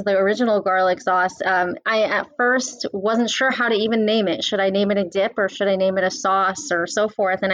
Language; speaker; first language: English; native; English